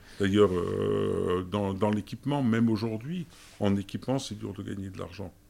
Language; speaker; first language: French; early bilingual, other home language; German